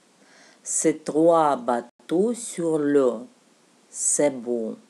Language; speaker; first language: French; non-native, fluent; Russian